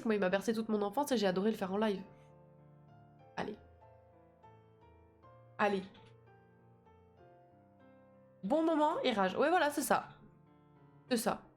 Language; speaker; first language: French; native; French